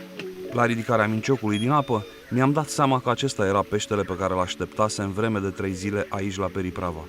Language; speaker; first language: Romanian; native; Romanian